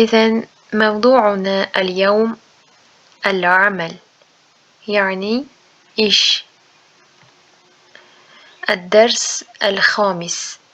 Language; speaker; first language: Arabic; non-native, fluent; Uzbek